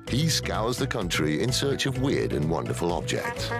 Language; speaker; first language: English; native; English